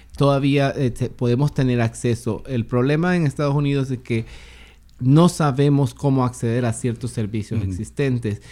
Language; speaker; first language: Spanish; native; Spanish